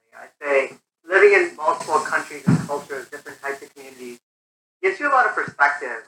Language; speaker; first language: English; early bilingual, other home language; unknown